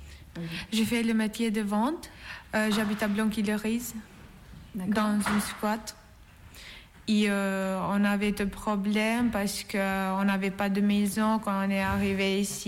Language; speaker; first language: French; non-native, learner; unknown